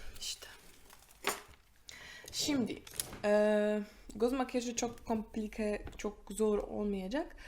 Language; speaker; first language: Turkish; non-native, fluent; Polish